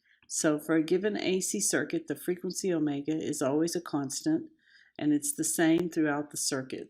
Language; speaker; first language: English; native; English